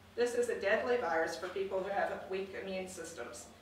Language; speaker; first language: English; native; English